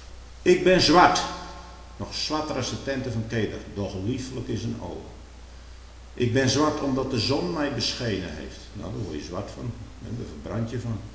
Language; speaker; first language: Dutch; native; Dutch